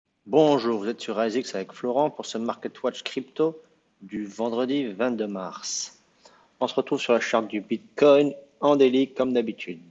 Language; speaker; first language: French; native; French